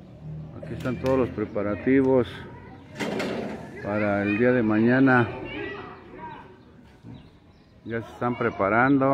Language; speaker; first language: Spanish; native; Spanish